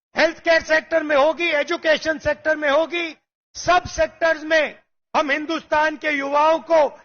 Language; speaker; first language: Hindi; native; Hindi